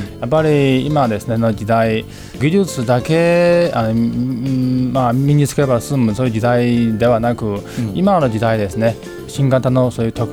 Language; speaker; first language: Japanese; non-native, fluent; Chinese